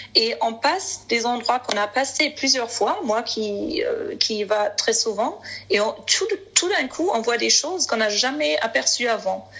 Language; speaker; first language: French; non-native, fluent; German